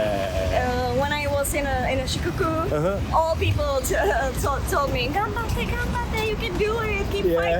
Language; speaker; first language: English; non-native, fluent; Czech